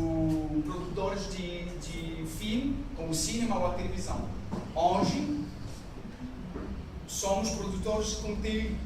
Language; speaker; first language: Portuguese; non-native, learner; French